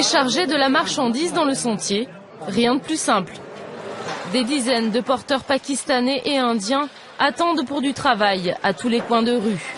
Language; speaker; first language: French; native; French